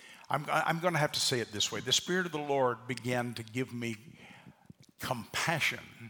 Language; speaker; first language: English; native; English